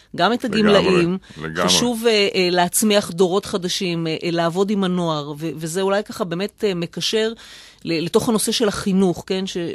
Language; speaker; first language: Hebrew; native; Hebrew